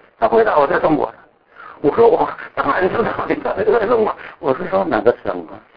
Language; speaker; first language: Chinese; native; Chinese